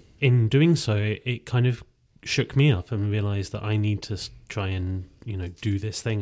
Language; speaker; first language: English; native; English